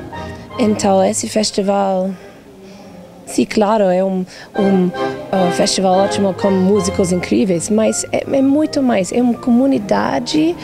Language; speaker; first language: Portuguese; non-native, learner; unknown